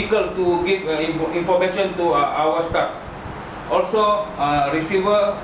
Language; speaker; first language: English; non-native, learner; Malay